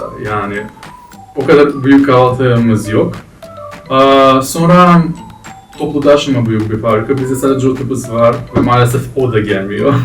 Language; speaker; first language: Turkish; non-native, fluent; Macedonian